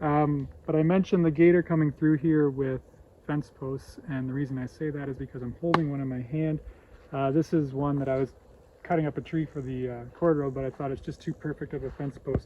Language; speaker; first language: English; native; English